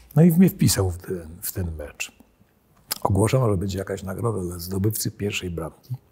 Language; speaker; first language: Polish; native; Polish